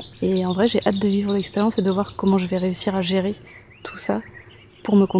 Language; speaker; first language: French; native; French